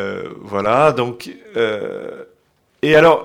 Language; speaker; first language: French; native; French